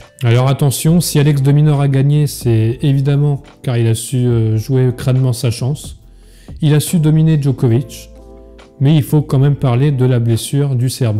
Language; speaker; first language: French; native; French